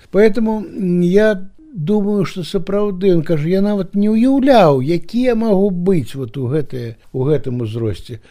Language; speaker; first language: Belarusian; native; Belarusian